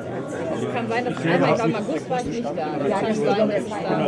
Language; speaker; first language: German; native; German